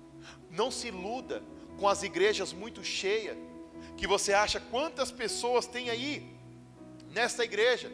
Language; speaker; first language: Portuguese; native; Portuguese